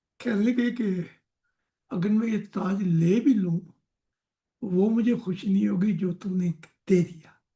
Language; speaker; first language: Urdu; native; Urdu